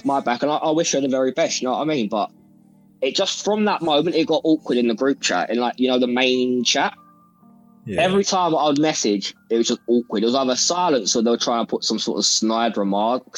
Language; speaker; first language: English; native; English